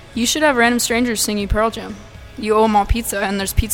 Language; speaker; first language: English; early bilingual, other home language; Russian